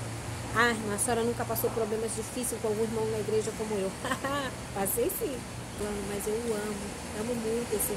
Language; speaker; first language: Portuguese; native; Portuguese